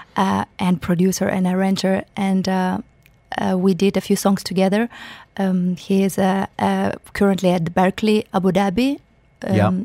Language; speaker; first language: English; non-native, fluent; Ukrainian